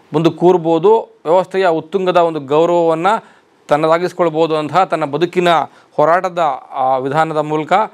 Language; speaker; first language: Kannada; native; Kannada